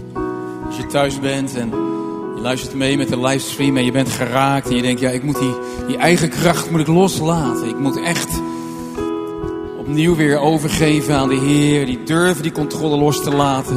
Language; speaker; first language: Dutch; native; Dutch